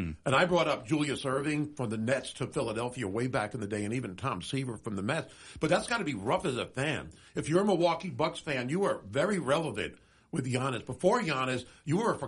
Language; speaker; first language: English; native; English